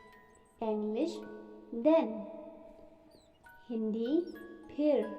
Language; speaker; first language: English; non-native, local second language; Khasi